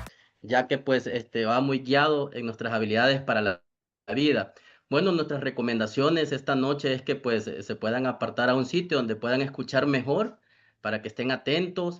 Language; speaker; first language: Spanish; native; Spanish